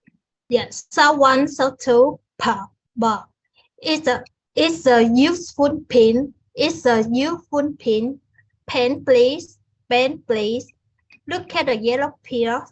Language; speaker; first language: English; non-native, learner; Vietnamese